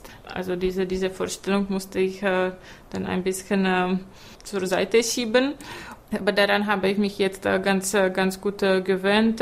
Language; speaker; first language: German; non-native, fluent; Czech